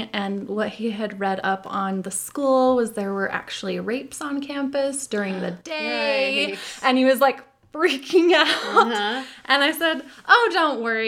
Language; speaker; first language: English; native; English